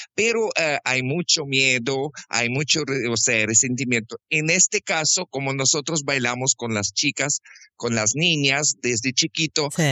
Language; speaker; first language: Spanish; non-native, fluent; Russian